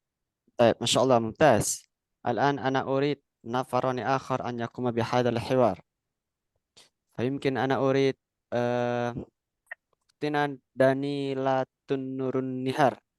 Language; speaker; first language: Arabic; non-native, fluent; Indonesian